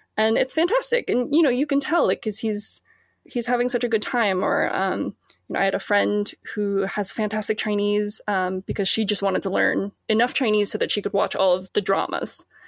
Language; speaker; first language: English; native; English